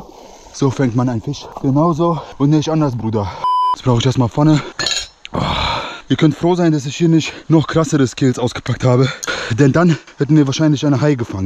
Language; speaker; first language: German; early bilingual, other home language; Bosnian